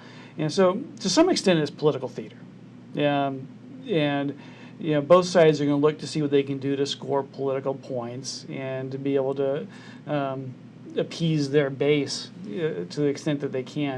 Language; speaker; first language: English; native; English